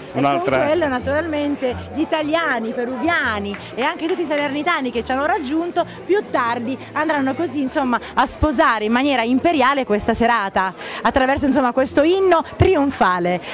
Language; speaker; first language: Italian; native; Italian